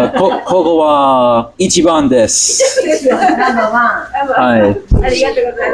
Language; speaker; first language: Japanese; non-native, learner; English